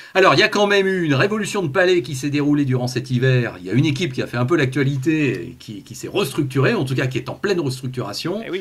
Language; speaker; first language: French; native; French